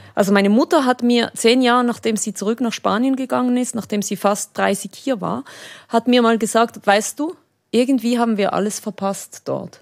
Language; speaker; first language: German; early bilingual, other home language; Spanish